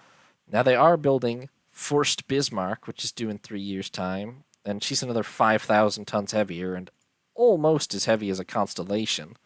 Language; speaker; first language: English; native; English